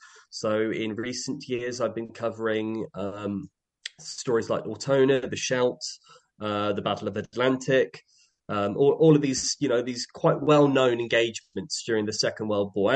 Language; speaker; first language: English; native; English